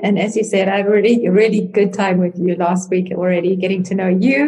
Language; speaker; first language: English; non-native, local second language; Afrikaans